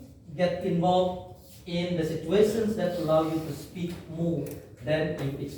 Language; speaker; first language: English; non-native, fluent; Indonesian